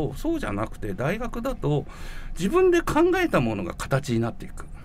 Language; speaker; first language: Japanese; native; Japanese